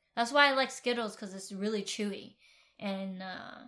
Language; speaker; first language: English; early bilingual, other home language; Vietnamese